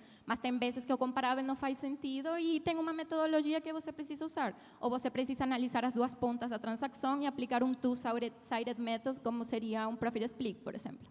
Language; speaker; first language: Portuguese; non-native, fluent; Spanish